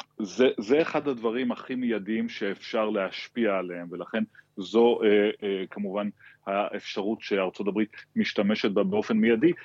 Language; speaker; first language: Hebrew; native; Hebrew